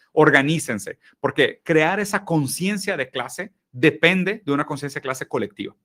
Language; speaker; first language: Spanish; early bilingual, other home language; Portuguese